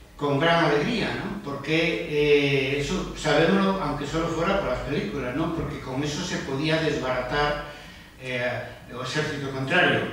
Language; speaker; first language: Spanish; non-native, local second language; Galician